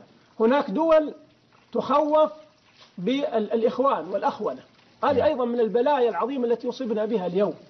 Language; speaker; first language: Arabic; native; Arabic